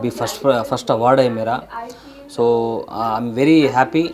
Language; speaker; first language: Hindi; non-native, local second language; Kannada